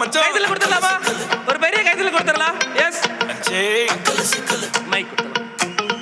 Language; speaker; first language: Tamil; native; Tamil